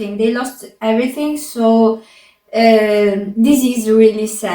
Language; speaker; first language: English; non-native, fluent; Arabic